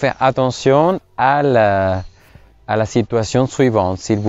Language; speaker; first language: French; non-native, fluent; Spanish